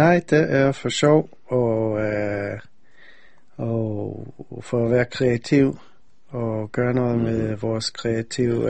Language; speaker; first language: Danish; non-native, fluent; English